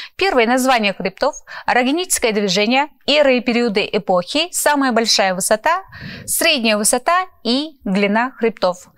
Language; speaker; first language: Russian; non-native, local second language; Kyrgyz